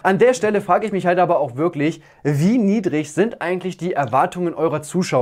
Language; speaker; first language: German; native; German